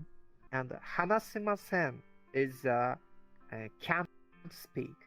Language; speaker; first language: English; non-native, learner; Japanese